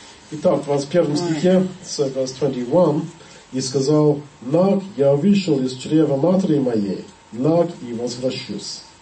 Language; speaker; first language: Russian; non-native, fluent; English